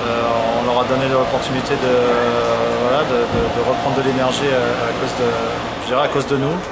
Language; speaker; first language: French; native; French